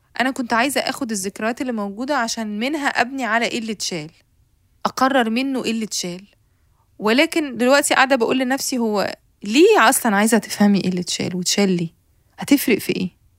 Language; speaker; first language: Arabic; native; Arabic